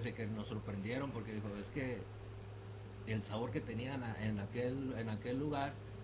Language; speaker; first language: Spanish; native; Spanish